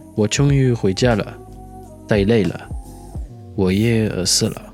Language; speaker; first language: Chinese; non-native, learner; French